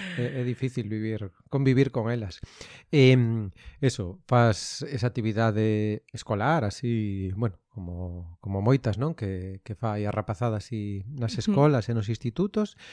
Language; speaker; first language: Galician; non-native, local second language; Spanish